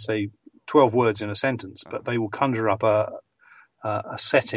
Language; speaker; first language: English; native; English